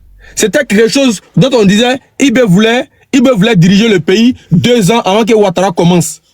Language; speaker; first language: French; native; French